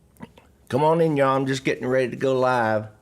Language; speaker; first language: English; native; English